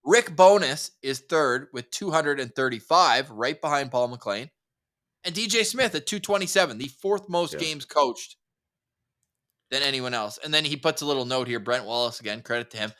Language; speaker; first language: English; native; English